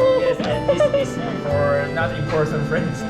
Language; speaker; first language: English; non-native, learner; Chinese